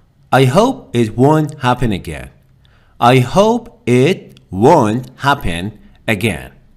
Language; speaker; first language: English; non-native, fluent; Persian